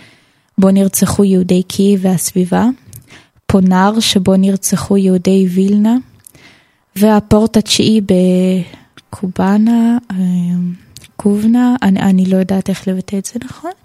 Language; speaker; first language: Hebrew; native; Hebrew